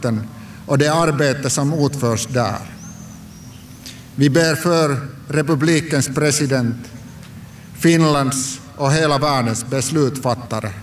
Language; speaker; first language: Swedish; non-native, local second language; Finnish